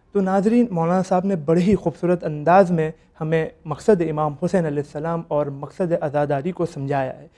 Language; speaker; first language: Urdu; native; Urdu